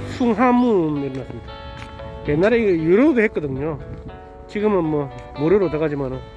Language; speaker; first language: Korean; native; Korean